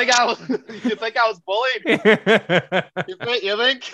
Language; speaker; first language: English; non-native, fluent; Chinese